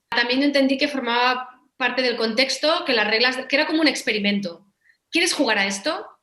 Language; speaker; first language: Spanish; native; Spanish